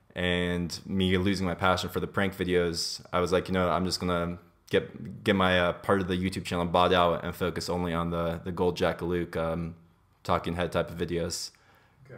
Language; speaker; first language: English; native; English